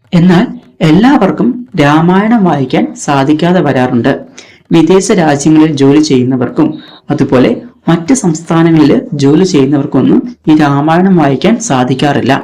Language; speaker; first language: Malayalam; native; Malayalam